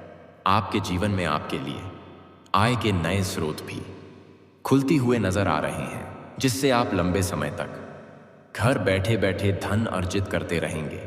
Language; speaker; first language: Hindi; native; Hindi